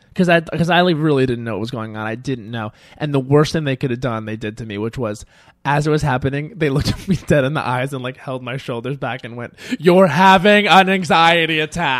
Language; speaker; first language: English; native; English